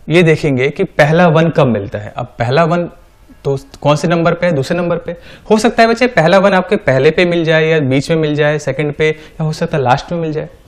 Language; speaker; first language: Hindi; native; Hindi